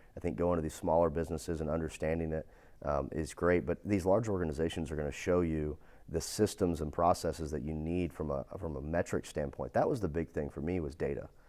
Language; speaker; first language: English; native; English